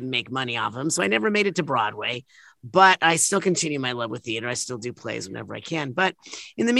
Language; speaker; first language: English; native; English